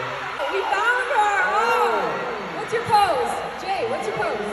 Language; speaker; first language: English; non-native, local second language; Filipino